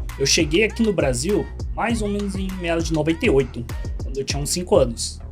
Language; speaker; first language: Portuguese; early bilingual, other home language; Korean